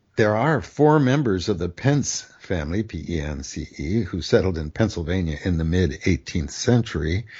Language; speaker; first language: English; native; English